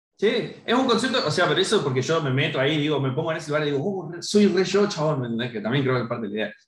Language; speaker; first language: Spanish; native; Spanish